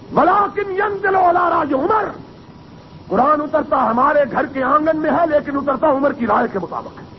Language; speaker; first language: Urdu; non-native, local second language; Punjabi